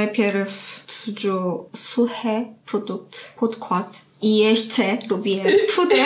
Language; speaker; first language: Polish; non-native, learner; Korean